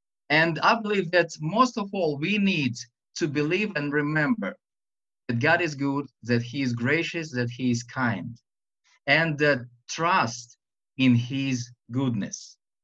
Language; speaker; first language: English; non-native, fluent; Russian